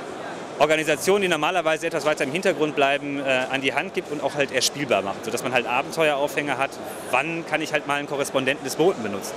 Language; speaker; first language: German; native; German